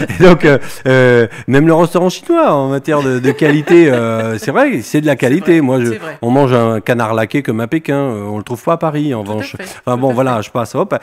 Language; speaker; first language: French; native; French